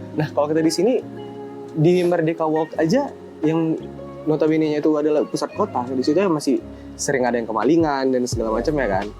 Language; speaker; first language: Indonesian; native; Indonesian